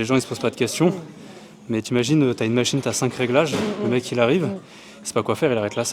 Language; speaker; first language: French; native; French